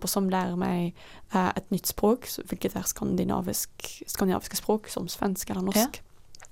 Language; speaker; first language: Norwegian; non-native, fluent; Dutch